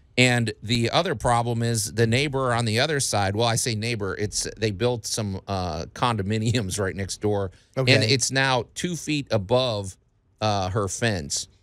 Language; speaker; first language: English; native; English